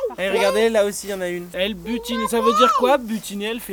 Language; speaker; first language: French; native; French